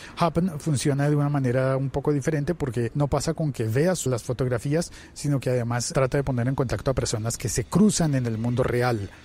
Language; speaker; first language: Spanish; native; Spanish